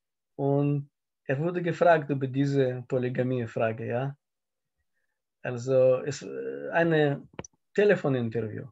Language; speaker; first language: German; non-native, learner; Russian